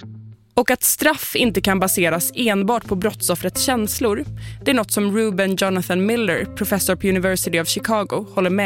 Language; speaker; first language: Swedish; native; Swedish